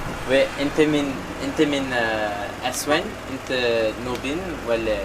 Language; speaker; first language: Arabic; non-native, learner; English